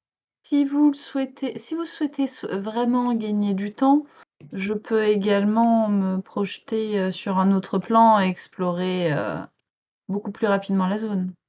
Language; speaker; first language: French; native; French